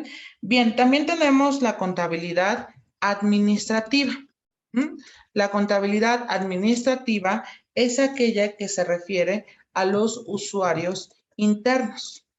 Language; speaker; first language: Spanish; native; Spanish